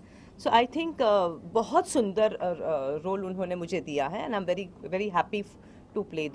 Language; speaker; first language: Hindi; native; Hindi